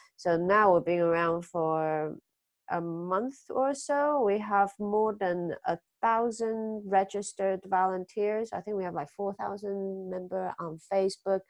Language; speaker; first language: English; early bilingual, other home language; Chinese